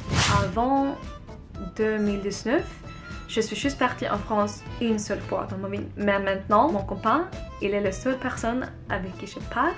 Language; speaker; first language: French; non-native, learner; Swedish